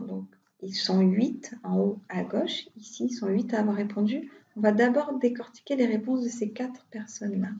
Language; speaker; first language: French; native; French